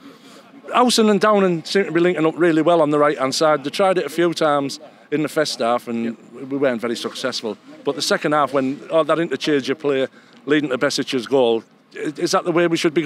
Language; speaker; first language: English; native; English